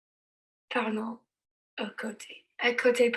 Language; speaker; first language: French; non-native, learner; English